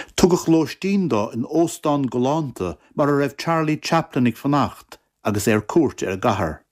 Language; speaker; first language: Irish; native; Irish